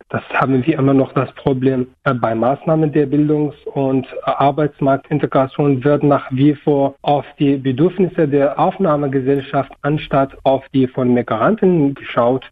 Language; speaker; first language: German; non-native, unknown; Kurdish